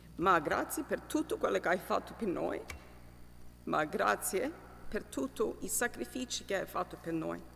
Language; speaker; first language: Italian; early bilingual, heritage; Italian